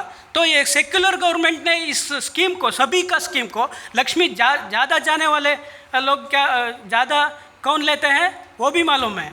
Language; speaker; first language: Hindi; non-native, local second language; Kannada